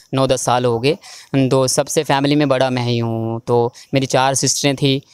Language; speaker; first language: Hindi; native; Hindi